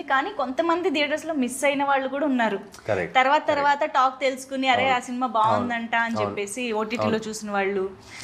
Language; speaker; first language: Telugu; native; Telugu